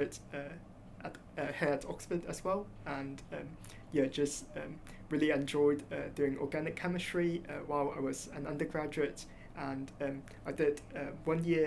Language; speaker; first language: English; non-native, local second language; Cantonese